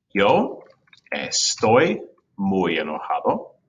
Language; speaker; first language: Spanish; non-native, fluent; English